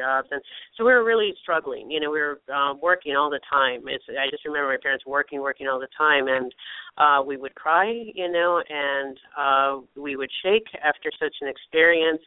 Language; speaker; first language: English; native; English